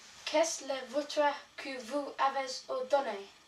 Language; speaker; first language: French; non-native, learner; English